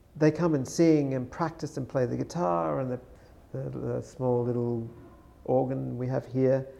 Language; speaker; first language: English; native; English